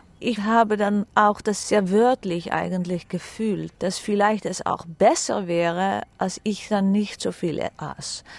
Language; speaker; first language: German; non-native, fluent; Dutch